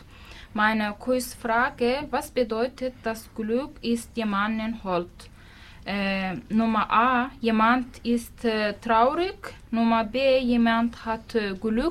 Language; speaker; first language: German; non-native, learner; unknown